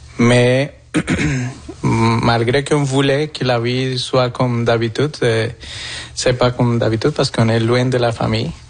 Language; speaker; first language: French; non-native, fluent; Spanish